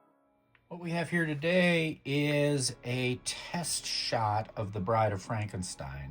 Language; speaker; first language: English; native; English